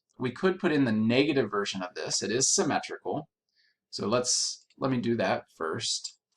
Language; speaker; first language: English; native; English